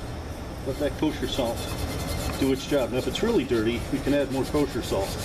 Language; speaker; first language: English; native; English